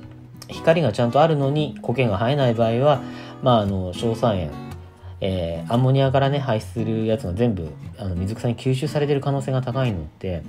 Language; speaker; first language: Japanese; native; Japanese